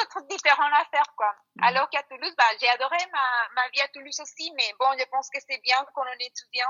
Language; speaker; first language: French; non-native, fluent; Spanish